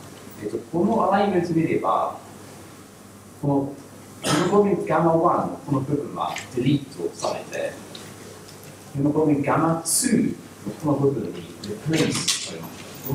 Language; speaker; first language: Japanese; non-native, learner; English